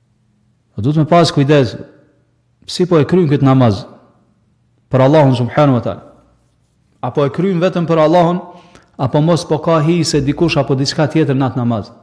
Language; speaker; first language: Albanian; native; Albanian